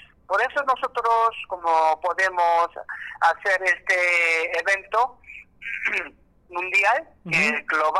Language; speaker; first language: Spanish; non-native, learner; Korean